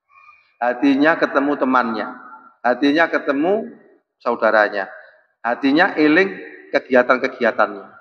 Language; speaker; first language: Indonesian; non-native, local second language; Javanese